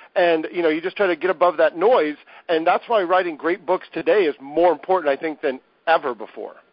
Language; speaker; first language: English; native; English